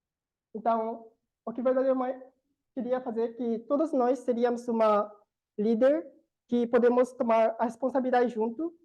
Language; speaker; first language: Portuguese; non-native, learner; Korean